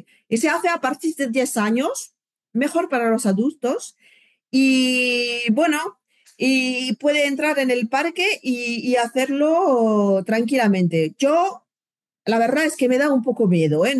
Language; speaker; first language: Spanish; non-native, fluent; French